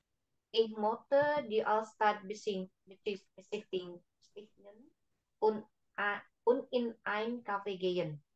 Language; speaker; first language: German; non-native, learner; Indonesian